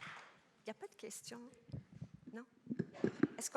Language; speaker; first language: French; non-native, local second language; Arabic